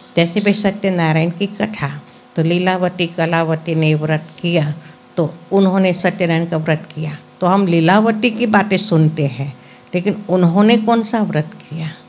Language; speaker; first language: Hindi; non-native, local second language; Gujarati